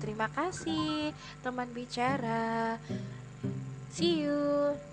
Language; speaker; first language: Indonesian; native; Indonesian